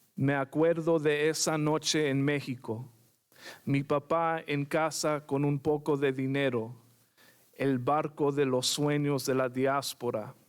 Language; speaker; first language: Spanish; early bilingual, heritage; Spanish